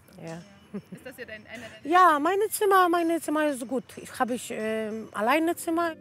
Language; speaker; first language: German; non-native, learner; Polish